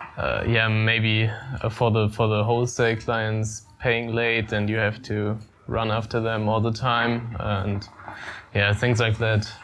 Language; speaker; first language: English; non-native, fluent; German